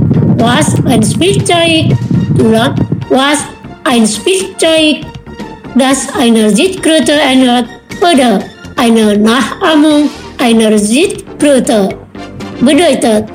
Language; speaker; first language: German; non-native, learner; Indonesian